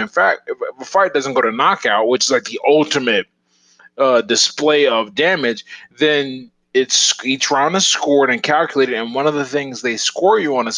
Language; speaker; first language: English; native; English